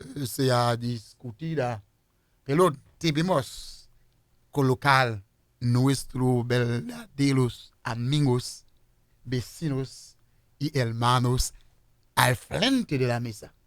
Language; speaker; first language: Spanish; non-native, fluent; Haitian Creole